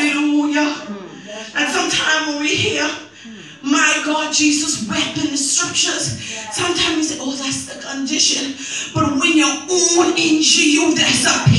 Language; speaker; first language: English; native; English